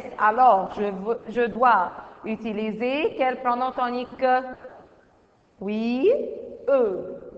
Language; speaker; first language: French; non-native, fluent; Arabic